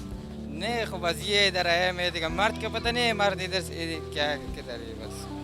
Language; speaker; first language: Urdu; non-native, local second language; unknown